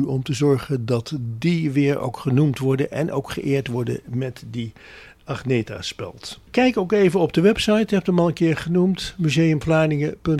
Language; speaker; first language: Dutch; native; Dutch